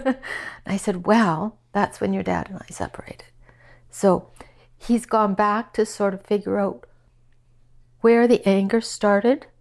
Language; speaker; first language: English; native; English